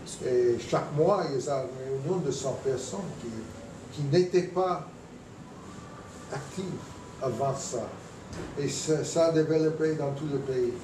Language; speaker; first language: French; non-native, fluent; English